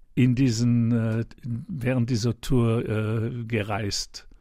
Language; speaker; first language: German; non-native, local second language; Ladin